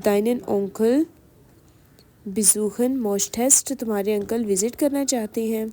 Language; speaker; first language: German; non-native, fluent; Urdu